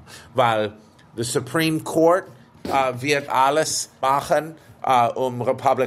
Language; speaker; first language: German; non-native, fluent; English